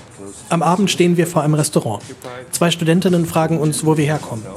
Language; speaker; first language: German; native; German